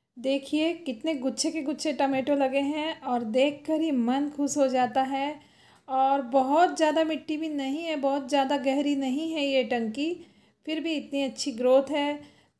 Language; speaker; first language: Hindi; native; Hindi